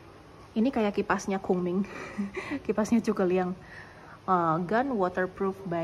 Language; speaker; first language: Indonesian; native; Indonesian